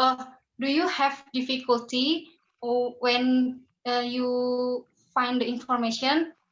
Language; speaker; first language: English; non-native, learner; Indonesian